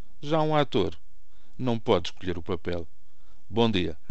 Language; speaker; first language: Portuguese; native; Portuguese